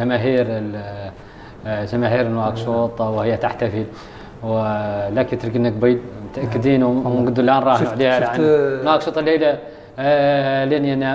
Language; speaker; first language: Arabic; native; Arabic